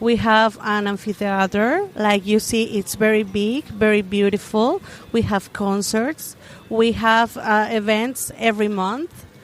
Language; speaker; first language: English; non-native, learner; Spanish